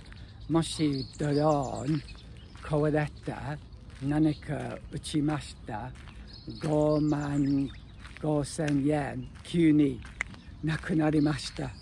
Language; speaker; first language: Japanese; non-native, learner; English